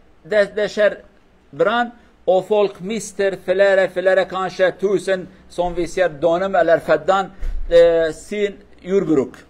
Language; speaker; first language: Norwegian; non-native, learner; Kurdish